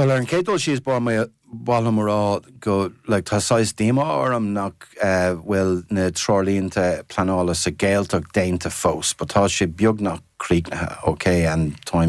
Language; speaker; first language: Irish; non-native, fluent; English